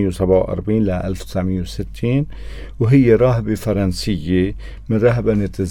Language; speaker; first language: Arabic; native; Arabic